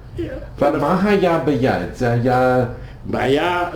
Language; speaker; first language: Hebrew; non-native, learner; English